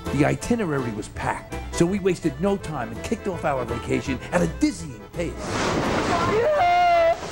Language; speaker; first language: English; native; English